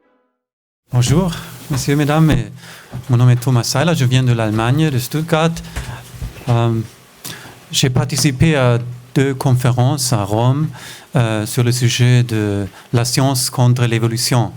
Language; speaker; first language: French; non-native, fluent; German